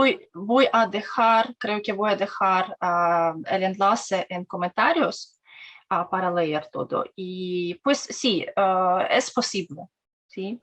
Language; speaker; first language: Spanish; non-native, learner; Russian